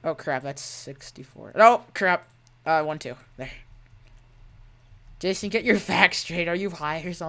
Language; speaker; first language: English; native; English